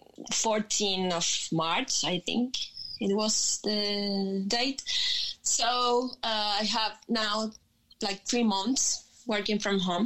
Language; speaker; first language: English; non-native, learner; Spanish